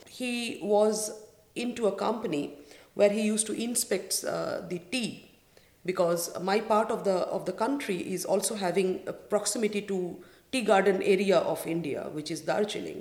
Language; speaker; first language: English; non-native, local second language; Bangla